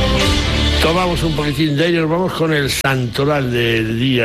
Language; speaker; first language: Spanish; native; Spanish